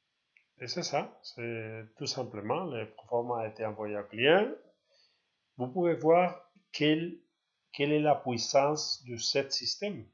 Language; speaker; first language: French; non-native, learner; Spanish